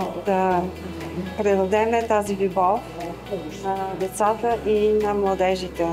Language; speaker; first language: Bulgarian; early bilingual, heritage; Bulgarian